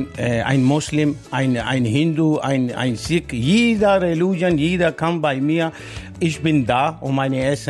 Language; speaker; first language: German; non-native, learner; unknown